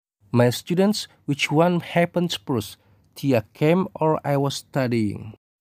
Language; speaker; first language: English; non-native, fluent; Indonesian